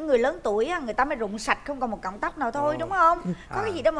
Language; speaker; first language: Vietnamese; native; Vietnamese